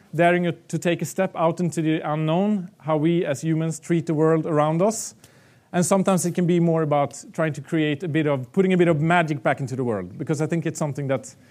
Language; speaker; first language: English; non-native, fluent; Swedish